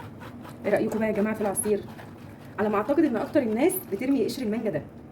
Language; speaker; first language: Arabic; native; Arabic